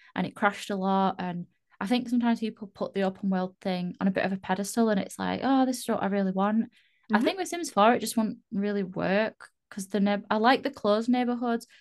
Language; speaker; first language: English; native; English